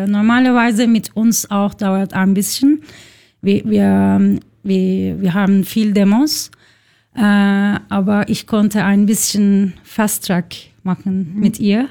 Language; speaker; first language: German; non-native, learner; Turkish